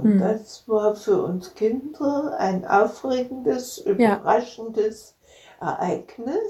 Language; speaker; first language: German; native; German